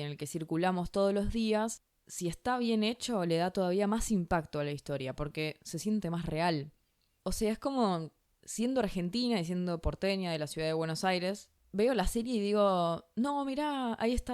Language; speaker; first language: Spanish; native; Spanish